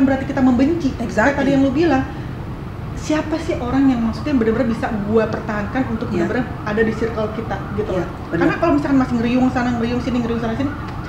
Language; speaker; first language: Indonesian; native; Indonesian